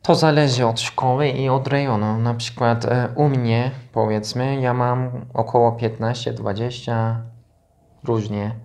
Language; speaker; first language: Polish; non-native, learner; Turkish